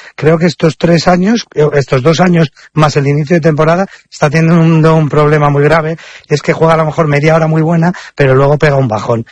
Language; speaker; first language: Spanish; native; Spanish